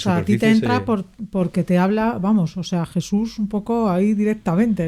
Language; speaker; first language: Spanish; native; Spanish